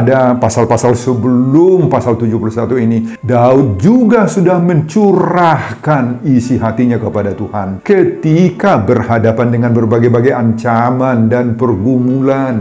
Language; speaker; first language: Indonesian; non-native, local second language; Batak Toba